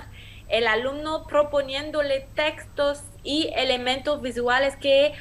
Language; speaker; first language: Spanish; non-native, fluent; French